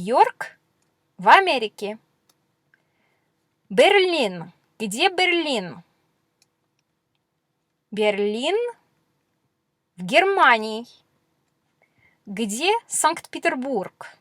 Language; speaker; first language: Russian; non-native, fluent; English